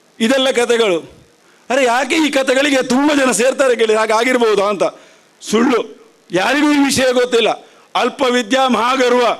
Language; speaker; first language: Kannada; non-native, local second language; Tulu